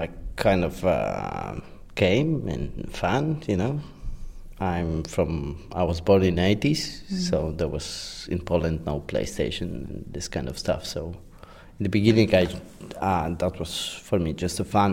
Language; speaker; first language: English; non-native, fluent; Polish